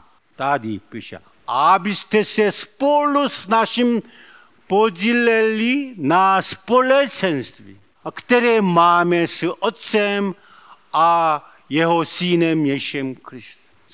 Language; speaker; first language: Czech; non-native, learner; Korean